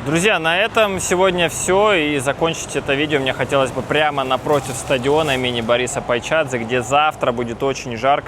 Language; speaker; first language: Russian; native; Russian